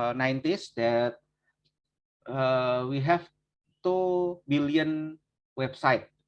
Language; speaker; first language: English; non-native, learner; Indonesian